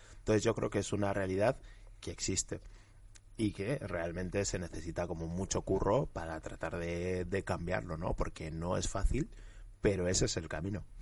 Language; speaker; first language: Spanish; early bilingual, other home language; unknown